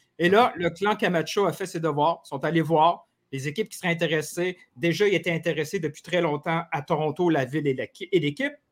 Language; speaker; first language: French; native; French